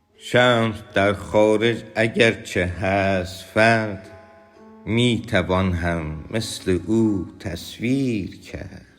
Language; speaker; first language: Persian; native; Persian